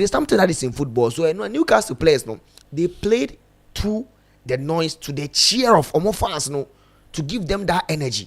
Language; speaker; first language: English; non-native, local second language; Akan